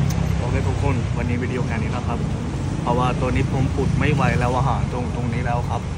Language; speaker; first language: Thai; non-native, fluent; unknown